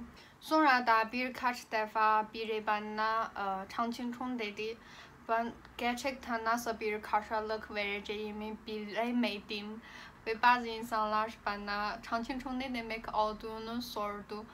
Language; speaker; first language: Turkish; non-native, learner; Chinese